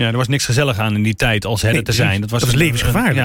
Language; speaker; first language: Dutch; native; Dutch